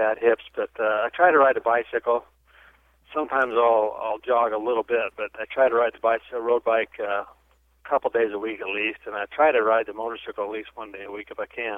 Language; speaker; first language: English; native; English